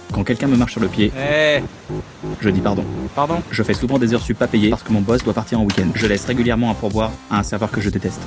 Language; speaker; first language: French; native; French